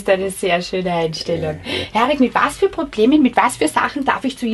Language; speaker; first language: German; native; German